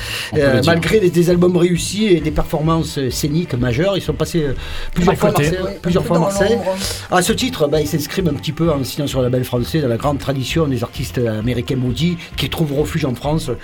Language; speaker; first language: French; native; French